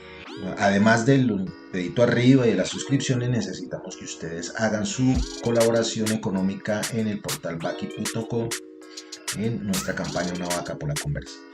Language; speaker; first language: Spanish; native; Spanish